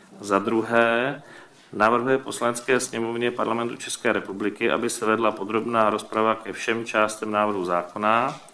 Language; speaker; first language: Czech; native; Czech